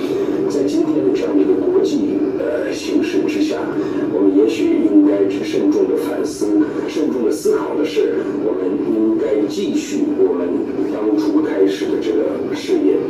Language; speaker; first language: Chinese; native; Chinese